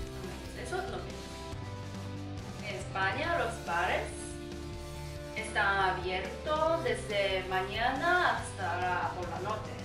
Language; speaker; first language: Spanish; non-native, learner; Japanese